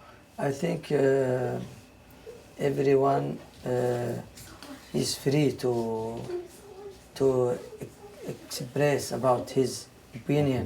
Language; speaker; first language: English; non-native, fluent; Arabic